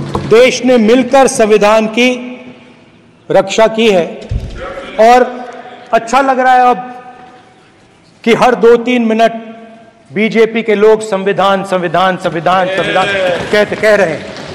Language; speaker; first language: Hindi; native; Hindi